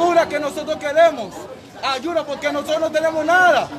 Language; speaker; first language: Spanish; non-native, learner; Haitian Creole